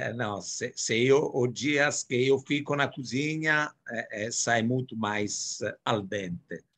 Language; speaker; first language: Portuguese; non-native, fluent; Italian